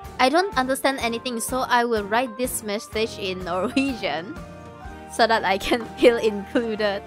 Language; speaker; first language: English; non-native, local second language; Chinese